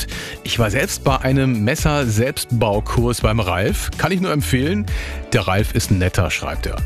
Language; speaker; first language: German; native; German